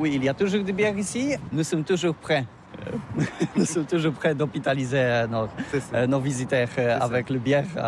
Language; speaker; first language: French; non-native, learner; Polish